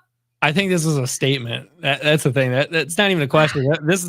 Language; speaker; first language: English; native; English